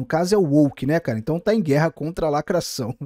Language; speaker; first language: Portuguese; native; Portuguese